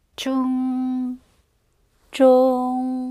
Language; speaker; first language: Chinese; non-native, learner; English